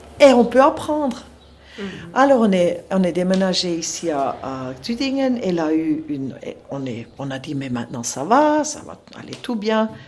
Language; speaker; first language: French; non-native, local second language; Swiss German